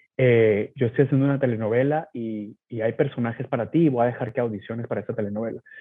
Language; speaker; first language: Spanish; native; Spanish